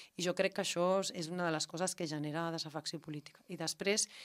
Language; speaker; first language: Catalan; native; Catalan